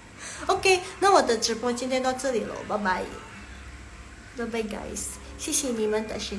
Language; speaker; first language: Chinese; non-native, local second language; Indonesian